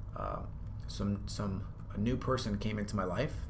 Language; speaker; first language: English; native; English